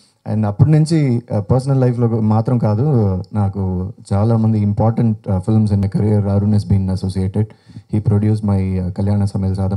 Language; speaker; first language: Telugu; non-native, fluent; Tamil